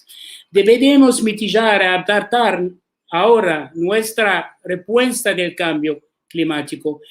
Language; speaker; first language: Spanish; non-native, learner; Arabic